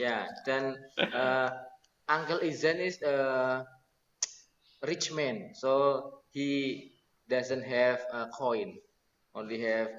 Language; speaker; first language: English; non-native, learner; Indonesian